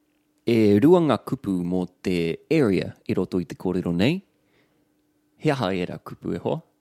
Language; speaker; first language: Māori; non-native, local second language; English